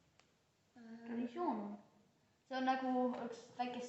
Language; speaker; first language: Estonian; early bilingual, heritage; Estonian